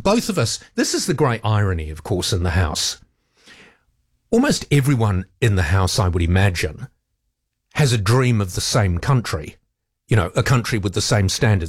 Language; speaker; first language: English; native; English